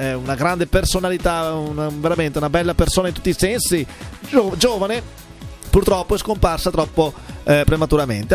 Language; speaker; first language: Italian; native; Italian